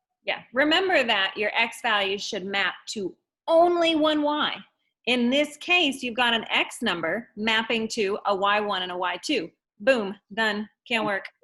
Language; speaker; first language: English; native; English